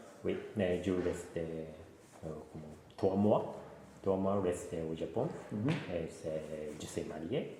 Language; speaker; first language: French; non-native, learner; Japanese